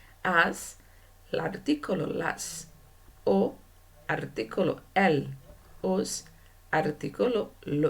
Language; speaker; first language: Spanish; non-native, learner; Portuguese